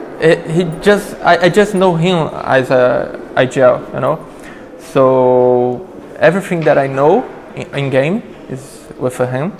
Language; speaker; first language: English; non-native, learner; Portuguese